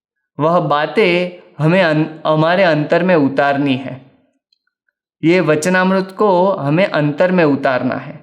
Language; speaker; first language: Hindi; native; Hindi